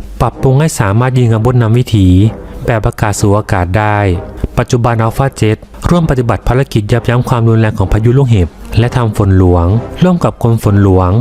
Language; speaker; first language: Thai; native; Thai